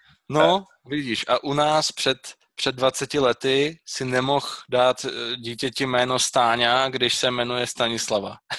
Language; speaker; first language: Czech; native; Czech